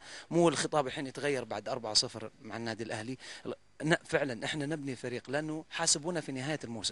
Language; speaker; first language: Arabic; native; Arabic